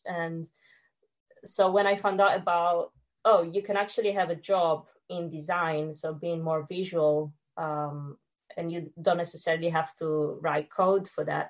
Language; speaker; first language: English; non-native, fluent; Italian